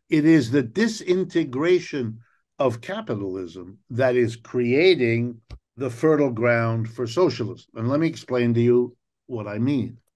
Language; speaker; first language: English; native; English